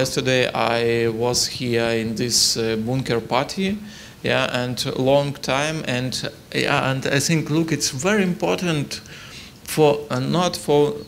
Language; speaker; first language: English; non-native, learner; Ukrainian